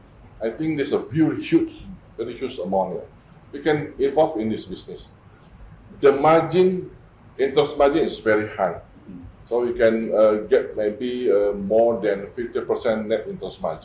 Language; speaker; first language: English; non-native, fluent; Indonesian